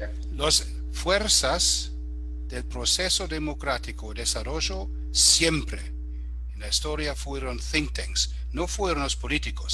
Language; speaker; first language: Spanish; non-native, fluent; German